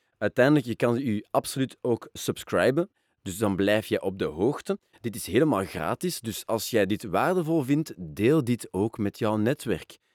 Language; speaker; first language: Dutch; non-native, local second language; French